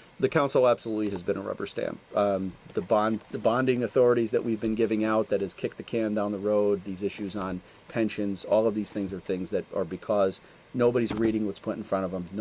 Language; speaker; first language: English; native; English